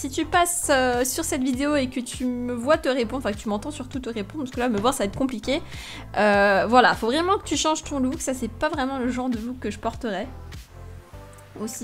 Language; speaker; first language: French; native; French